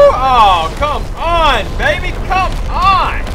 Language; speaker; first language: English; native; English